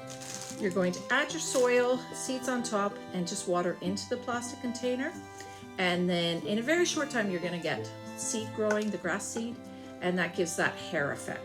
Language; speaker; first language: English; native; English